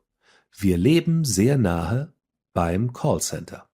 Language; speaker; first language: German; non-native, fluent; English